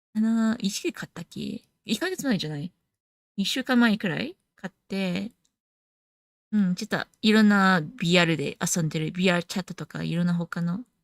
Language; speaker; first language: Japanese; non-native, learner; English